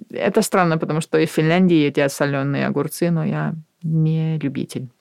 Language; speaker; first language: Russian; non-native, fluent; Finnish